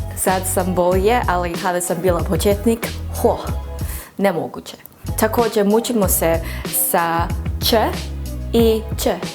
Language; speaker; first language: Croatian; non-native, learner; English